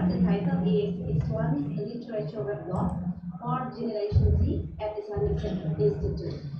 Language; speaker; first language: English; non-native, learner; Indonesian